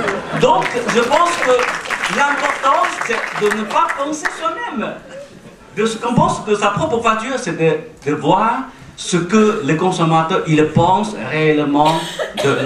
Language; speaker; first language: French; non-native, fluent; Chinese